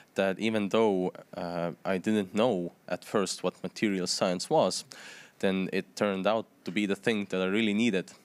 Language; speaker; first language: English; non-native, fluent; Estonian